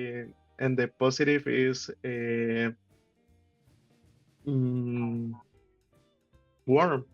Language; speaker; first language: English; non-native, learner; Spanish